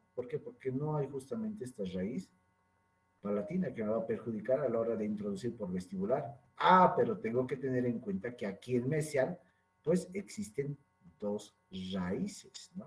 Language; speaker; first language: Spanish; native; Spanish